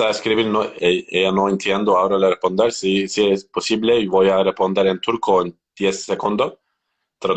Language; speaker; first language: Spanish; non-native, learner; Turkish